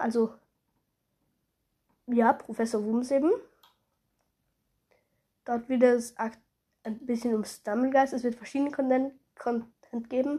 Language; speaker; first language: German; native; German